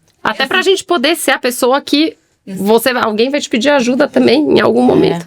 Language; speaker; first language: Portuguese; native; Portuguese